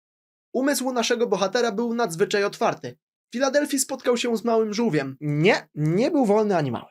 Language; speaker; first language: Polish; native; Polish